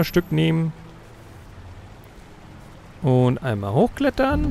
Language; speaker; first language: German; native; German